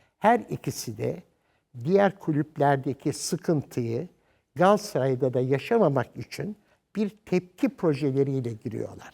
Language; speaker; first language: Turkish; native; Turkish